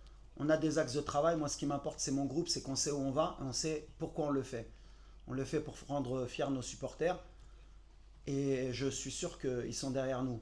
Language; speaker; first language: French; native; French